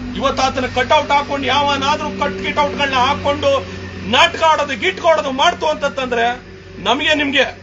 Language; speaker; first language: Kannada; native; Kannada